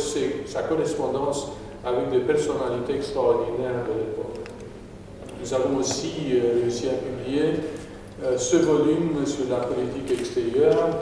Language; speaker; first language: French; non-native, fluent; Romanian